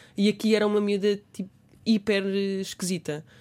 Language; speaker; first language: Portuguese; native; Portuguese